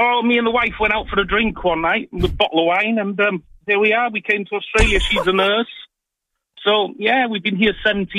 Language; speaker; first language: English; non-native, local second language; Welsh